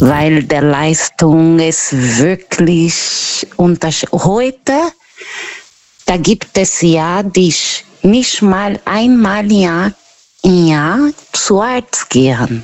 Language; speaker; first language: German; non-native, fluent; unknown